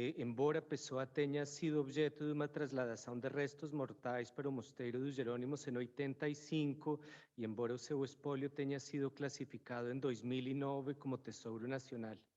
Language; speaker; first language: Portuguese; non-native, fluent; Spanish